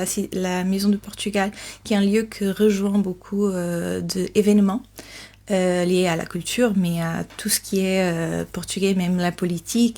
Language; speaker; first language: French; non-native, fluent; Portuguese